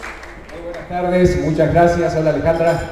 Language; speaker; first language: Spanish; native; Spanish